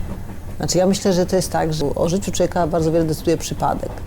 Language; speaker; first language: Polish; native; Polish